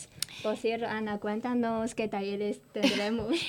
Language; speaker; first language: Spanish; non-native, fluent; Chinese